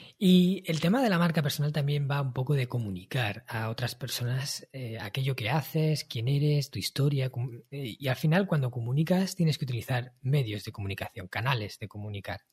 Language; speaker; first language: Spanish; native; Spanish